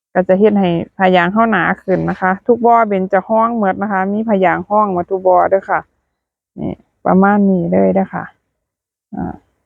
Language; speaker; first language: Thai; native; Thai